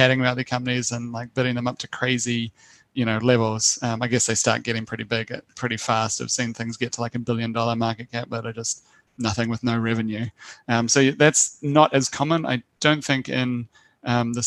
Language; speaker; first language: English; native; English